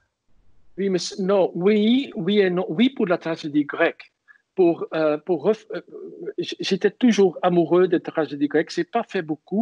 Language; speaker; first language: French; non-native, fluent; Dutch